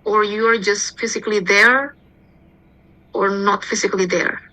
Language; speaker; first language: English; non-native, fluent; Indonesian